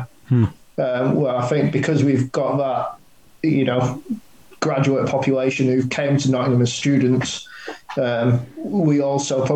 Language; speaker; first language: English; native; English